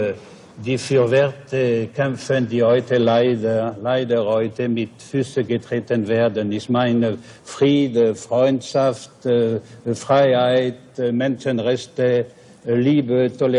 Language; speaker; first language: German; non-native, fluent; French